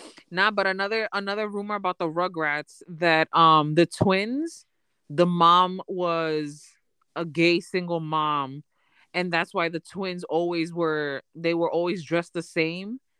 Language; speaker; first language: English; early bilingual, other home language; Spanish